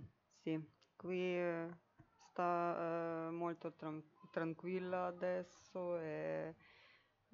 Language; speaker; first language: Italian; non-native, learner; Ukrainian